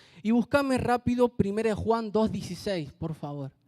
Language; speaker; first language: Spanish; native; Spanish